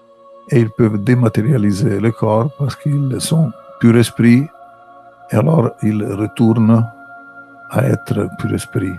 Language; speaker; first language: French; non-native, fluent; Italian